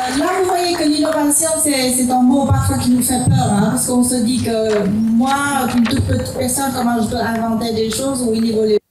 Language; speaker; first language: French; non-native, fluent; Vietnamese